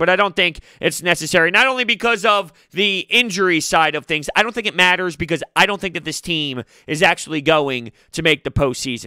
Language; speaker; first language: English; native; English